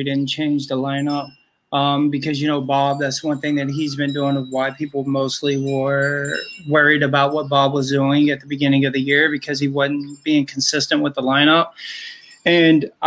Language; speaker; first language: English; native; English